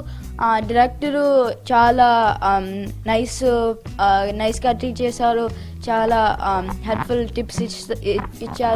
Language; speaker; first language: Telugu; early bilingual, heritage; Telugu